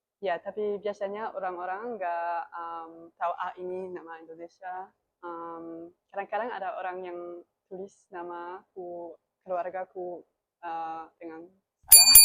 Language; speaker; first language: Indonesian; non-native, learner; German